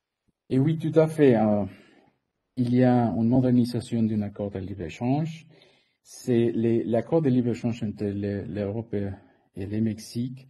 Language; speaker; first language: French; non-native, fluent; Spanish